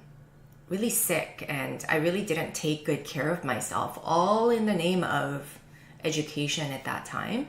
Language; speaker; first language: English; native; English